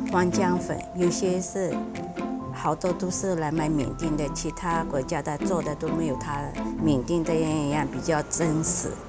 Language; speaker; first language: Chinese; early bilingual, heritage; Chinese